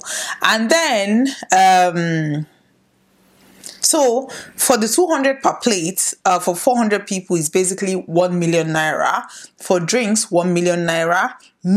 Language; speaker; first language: English; non-native, local second language; Igbo